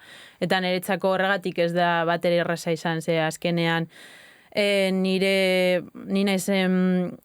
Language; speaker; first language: Basque; native; Basque